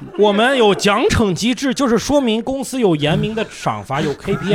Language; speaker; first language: Chinese; native; Chinese